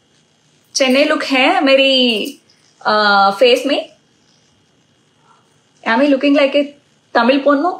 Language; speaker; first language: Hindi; non-native, local second language; Telugu